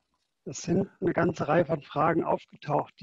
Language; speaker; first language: German; native; German